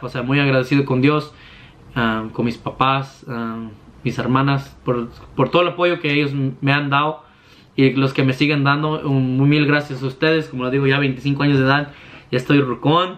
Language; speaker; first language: Spanish; early bilingual, heritage; Spanish